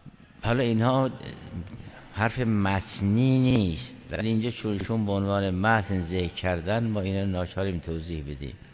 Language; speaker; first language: Persian; native; Persian